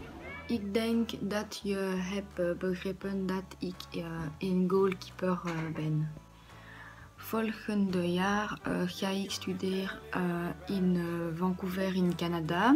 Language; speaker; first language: Dutch; non-native, learner; French